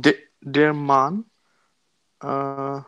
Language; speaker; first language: German; non-native, learner; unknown